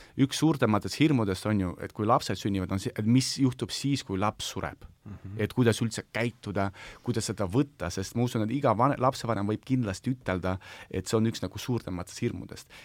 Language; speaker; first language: Estonian; non-native, local second language; Russian